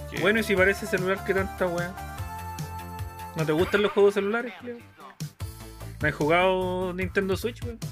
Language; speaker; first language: Spanish; native; Spanish